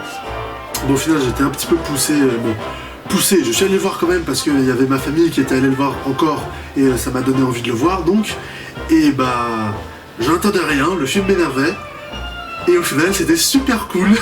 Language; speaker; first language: French; native; French